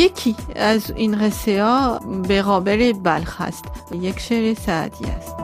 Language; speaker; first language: Persian; non-native, local second language; Armenian